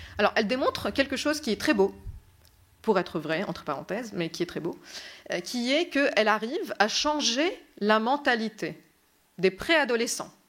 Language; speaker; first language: French; non-native, local second language; Arabic